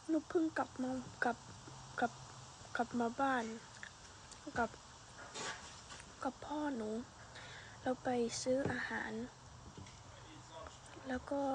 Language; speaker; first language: Thai; early bilingual, heritage; Thai